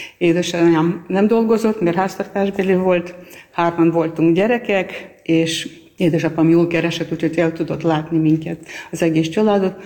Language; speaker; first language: Hungarian; non-native, fluent; Armenian